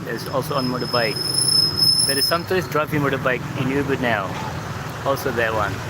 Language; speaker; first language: English; non-native, learner; Indonesian